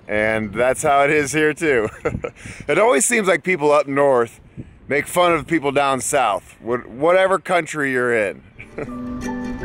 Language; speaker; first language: English; native; English